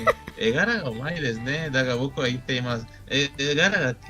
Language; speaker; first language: Japanese; non-native, learner; Spanish